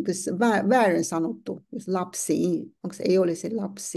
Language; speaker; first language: Finnish; non-native, learner; Chinese